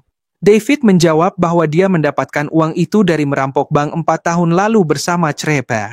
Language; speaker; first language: Indonesian; native; Indonesian